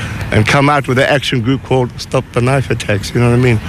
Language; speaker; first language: English; native; English